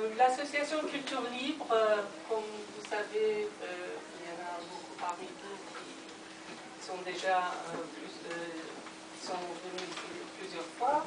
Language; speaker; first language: French; non-native, fluent; Persian